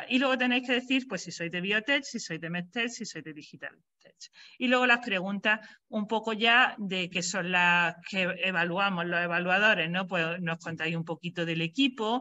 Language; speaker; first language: Spanish; native; Spanish